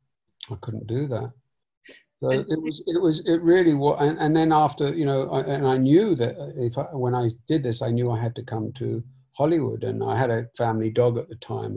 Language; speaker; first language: English; native; English